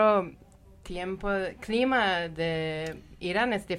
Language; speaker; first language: Spanish; non-native, learner; Persian